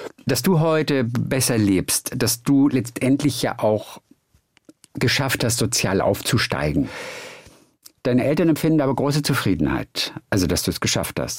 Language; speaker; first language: German; native; German